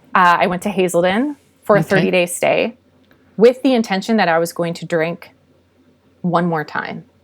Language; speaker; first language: English; native; English